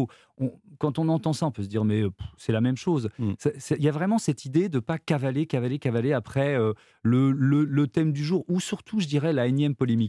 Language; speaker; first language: French; native; French